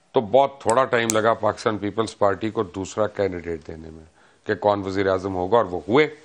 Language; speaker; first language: Urdu; native; Urdu